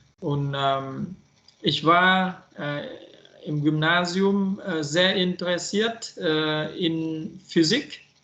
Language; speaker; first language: German; non-native, fluent; Vietnamese